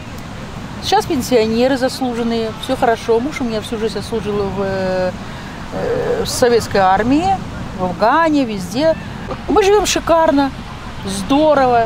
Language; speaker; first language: Russian; native; Russian